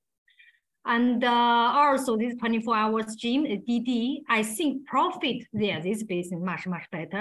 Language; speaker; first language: English; non-native, learner; Chinese